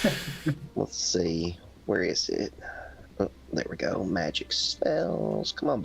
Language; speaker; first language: English; native; English